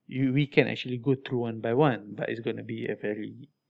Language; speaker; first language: English; non-native, local second language; Malay